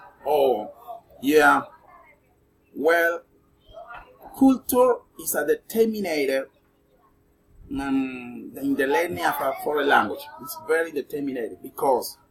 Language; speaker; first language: English; non-native, learner; Spanish